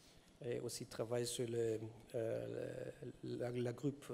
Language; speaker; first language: French; non-native, learner; German